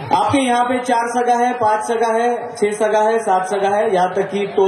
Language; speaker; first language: Hindi; non-native, local second language; Marathi